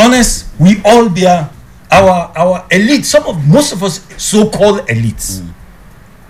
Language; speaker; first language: English; non-native, local second language; Hausa